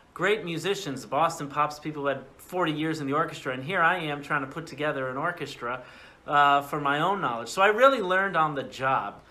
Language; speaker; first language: English; native; English